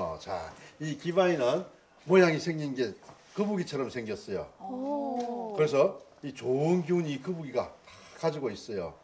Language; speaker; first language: Korean; native; Korean